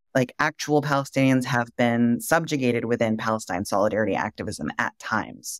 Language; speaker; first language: English; native; English